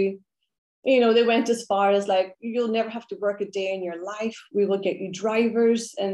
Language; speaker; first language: English; native; English